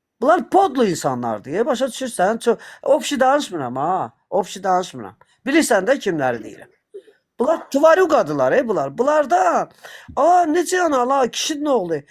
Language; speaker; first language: Azerbaijani; native; Azerbaijani